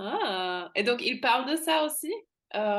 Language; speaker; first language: French; non-native, fluent; Slovak